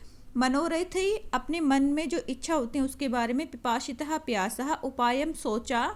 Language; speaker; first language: Hindi; native; Hindi